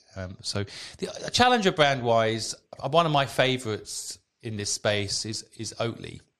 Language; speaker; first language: English; native; English